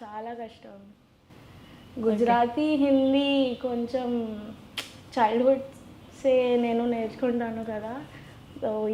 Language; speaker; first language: Telugu; non-native, local second language; Gujarati